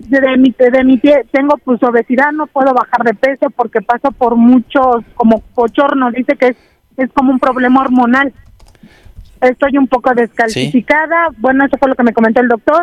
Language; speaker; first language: Spanish; native; Spanish